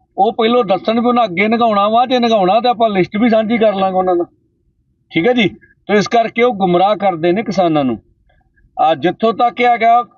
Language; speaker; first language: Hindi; non-native, local second language; Punjabi